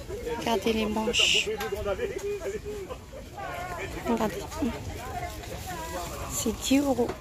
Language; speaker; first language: French; non-native, fluent; Arabic